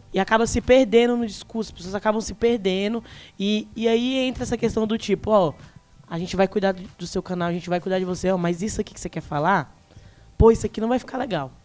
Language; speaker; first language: Portuguese; native; Portuguese